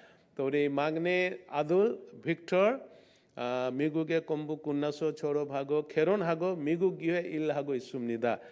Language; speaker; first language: Korean; non-native, learner; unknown